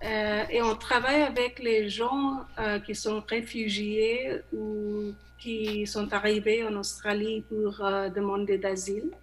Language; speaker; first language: French; non-native, learner; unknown